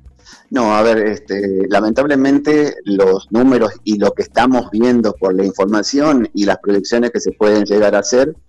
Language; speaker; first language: Spanish; native; Spanish